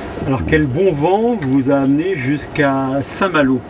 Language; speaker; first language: French; native; French